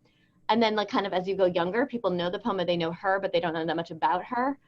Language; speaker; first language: English; native; English